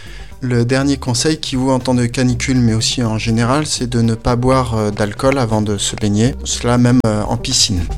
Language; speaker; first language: French; native; French